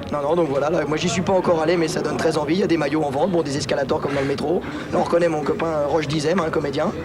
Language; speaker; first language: French; native; French